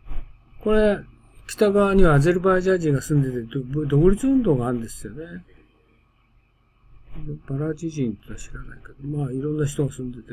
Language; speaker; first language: Japanese; native; Japanese